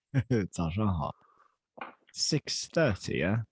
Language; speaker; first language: Chinese; non-native, fluent; English